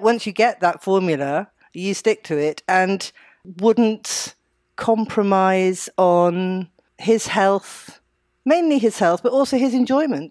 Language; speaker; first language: English; native; English